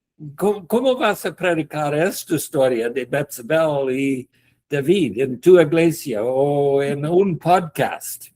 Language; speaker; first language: Spanish; non-native, learner; English